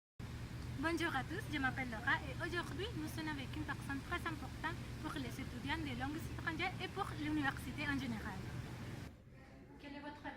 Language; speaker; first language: French; non-native, fluent; Spanish